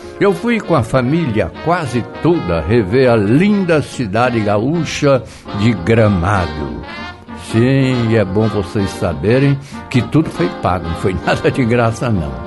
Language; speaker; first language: Portuguese; native; Portuguese